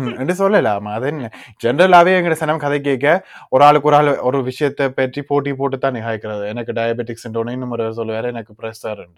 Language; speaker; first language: Tamil; early bilingual, heritage; Tamil